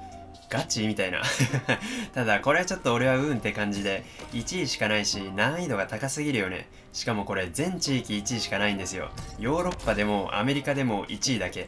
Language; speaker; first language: Japanese; native; Japanese